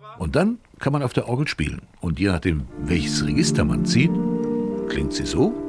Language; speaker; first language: German; native; German